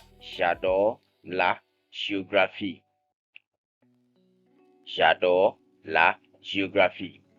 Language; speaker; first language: French; non-native, fluent; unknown